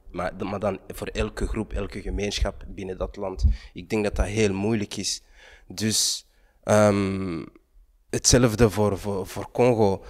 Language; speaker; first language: Dutch; early bilingual, other home language; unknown